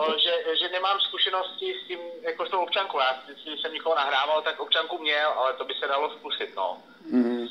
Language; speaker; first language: Czech; native; Czech